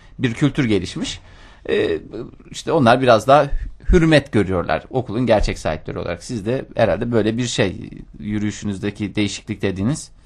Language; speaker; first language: Turkish; native; Turkish